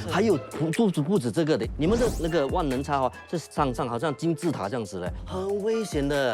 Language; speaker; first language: Chinese; native; Chinese